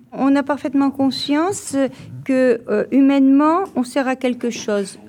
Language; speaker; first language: French; native; French